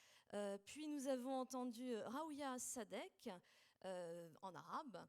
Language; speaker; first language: French; native; French